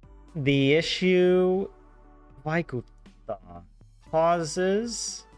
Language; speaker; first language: Finnish; non-native, learner; English